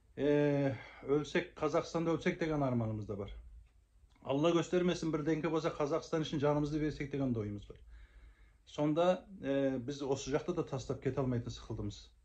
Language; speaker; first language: Kazakh; early bilingual, heritage; Kazakh